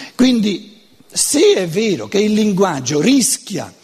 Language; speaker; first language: Italian; non-native, local second language; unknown